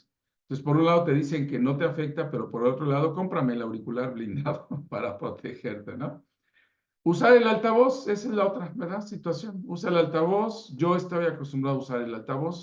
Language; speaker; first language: Spanish; native; Spanish